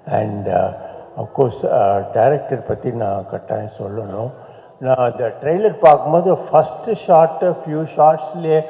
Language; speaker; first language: Tamil; native; Tamil